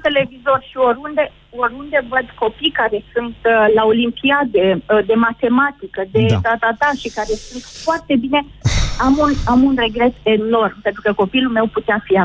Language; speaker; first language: Romanian; native; Romanian